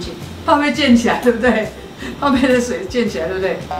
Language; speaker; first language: Chinese; native; Chinese